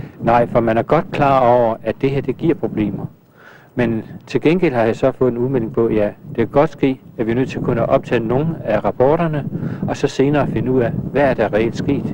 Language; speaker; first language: Danish; native; Danish